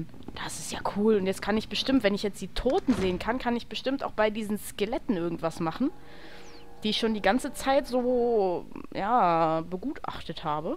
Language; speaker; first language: German; native; German